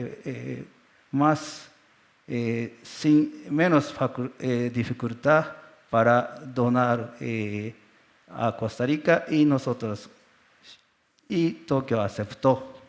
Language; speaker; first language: Spanish; non-native, learner; Japanese